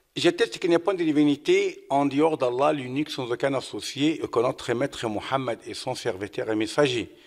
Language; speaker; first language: French; non-native, fluent; Arabic